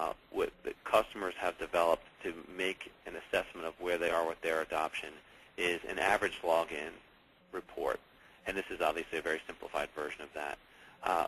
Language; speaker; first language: English; native; English